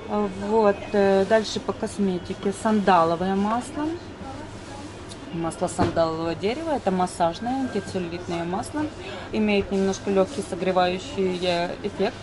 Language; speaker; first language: Russian; native; Russian